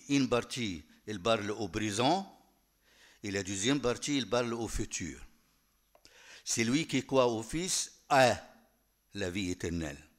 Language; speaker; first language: French; non-native, fluent; Arabic